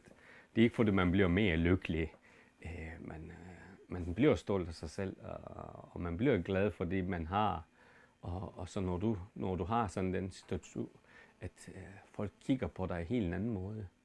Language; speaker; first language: Danish; non-native, fluent; Turkish